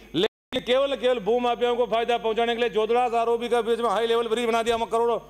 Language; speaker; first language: Hindi; native; Hindi